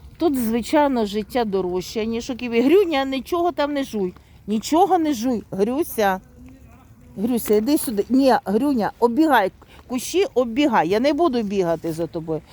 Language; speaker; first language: Ukrainian; native; Ukrainian